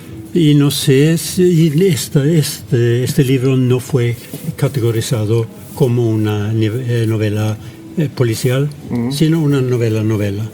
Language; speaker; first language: Spanish; non-native, fluent; Norwegian